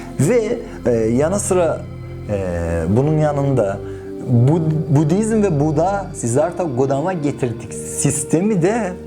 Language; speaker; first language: Turkish; non-native, fluent; Persian